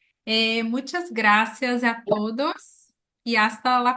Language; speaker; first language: Spanish; non-native, learner; Portuguese